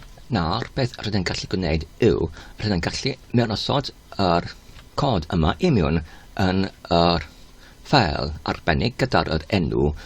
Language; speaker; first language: Welsh; non-native, learner; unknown